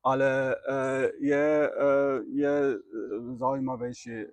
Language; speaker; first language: Slovak; non-native, learner; German